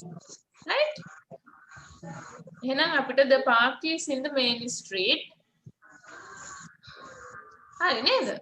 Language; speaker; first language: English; non-native, local second language; Sinhala